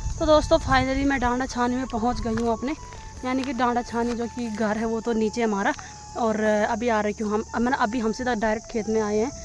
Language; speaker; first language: Hindi; non-native, local second language; Garhwali